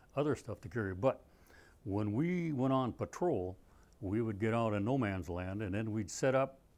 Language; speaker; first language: English; native; English